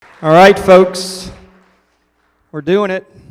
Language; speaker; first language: English; native; English